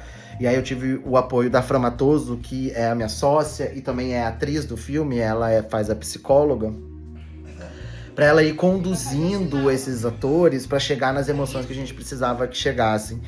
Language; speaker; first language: Portuguese; native; Portuguese